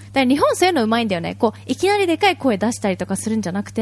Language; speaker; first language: Japanese; native; Japanese